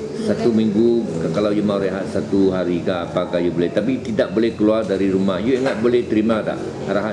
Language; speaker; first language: Malay; native; Malay